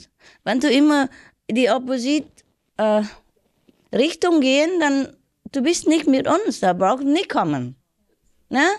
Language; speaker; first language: German; non-native, learner; Vietnamese